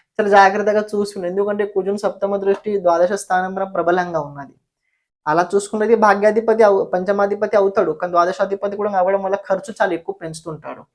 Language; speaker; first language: Telugu; non-native, local second language; Marathi